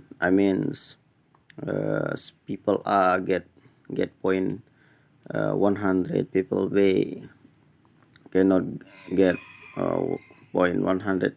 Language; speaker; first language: English; non-native, learner; Indonesian